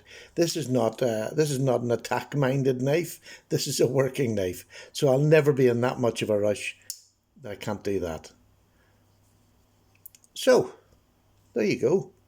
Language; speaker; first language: English; native; English